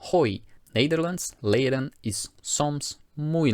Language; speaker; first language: Dutch; non-native, fluent; Portuguese